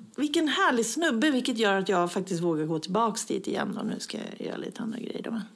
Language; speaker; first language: Swedish; native; Swedish